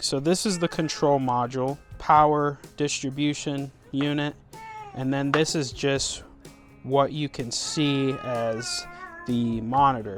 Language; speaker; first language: English; native; English